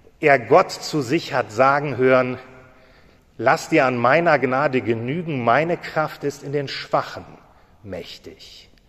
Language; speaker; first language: German; native; German